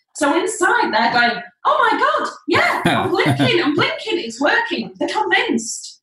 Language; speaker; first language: English; native; English